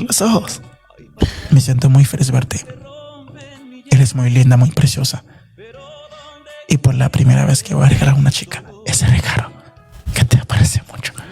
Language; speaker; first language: Spanish; non-native, learner; Haitian Creole